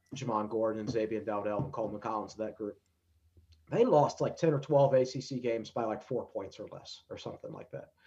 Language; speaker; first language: English; native; English